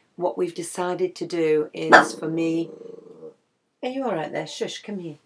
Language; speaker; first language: English; native; English